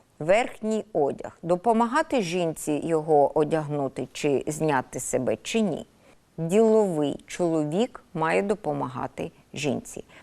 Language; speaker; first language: Ukrainian; native; Ukrainian